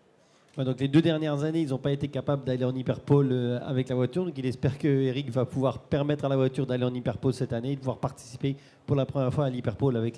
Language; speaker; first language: French; native; French